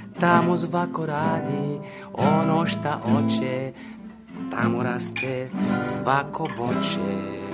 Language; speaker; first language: Serbian; non-native, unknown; Italian